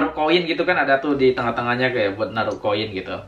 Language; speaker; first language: Indonesian; native; Indonesian